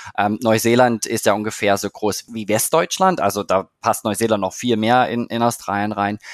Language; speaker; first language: German; native; German